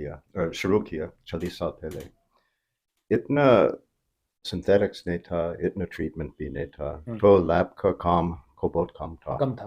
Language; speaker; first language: Hindi; non-native, fluent; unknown